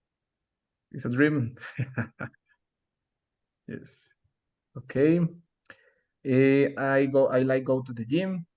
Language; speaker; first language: English; non-native, learner; Spanish